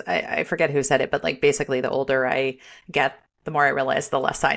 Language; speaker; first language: English; native; English